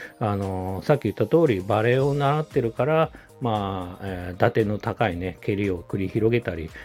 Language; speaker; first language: Japanese; native; Japanese